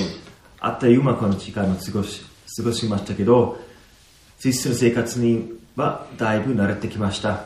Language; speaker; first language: Japanese; non-native, fluent; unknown